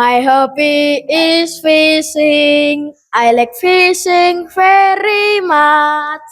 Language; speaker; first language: English; non-native, learner; Indonesian